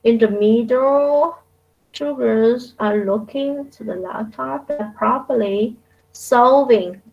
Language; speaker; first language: English; non-native, fluent; Vietnamese